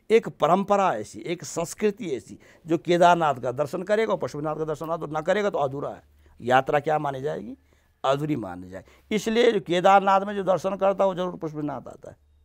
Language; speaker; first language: Hindi; native; Hindi